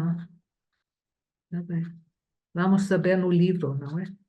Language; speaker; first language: Portuguese; non-native, fluent; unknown